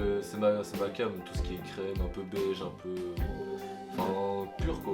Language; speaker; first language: French; native; French